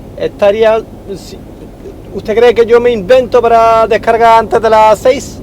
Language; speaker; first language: Spanish; non-native, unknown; Malayalam